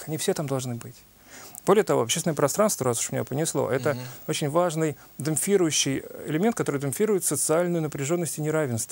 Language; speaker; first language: Russian; native; Russian